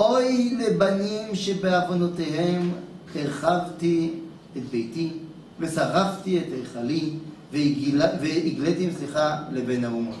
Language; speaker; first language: Hebrew; non-native, fluent; French